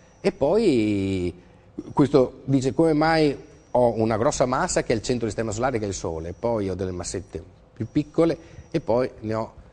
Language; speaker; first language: Italian; native; Italian